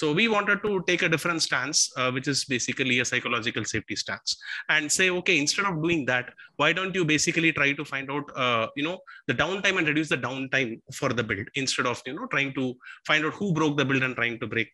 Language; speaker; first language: English; non-native, local second language; Tamil